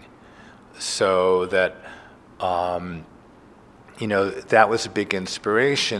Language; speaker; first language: English; native; English